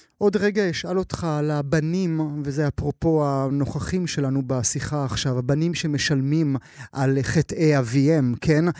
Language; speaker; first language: Hebrew; native; Hebrew